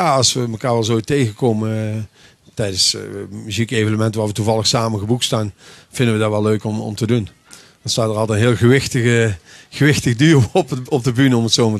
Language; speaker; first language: Dutch; native; Dutch